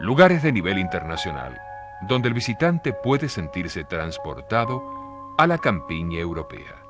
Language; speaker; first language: Spanish; native; Spanish